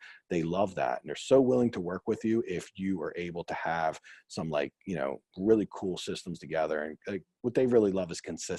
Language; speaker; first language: English; native; English